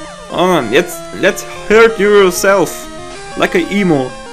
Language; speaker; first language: English; non-native, learner; German